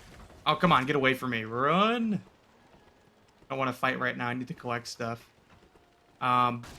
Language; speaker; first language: English; native; English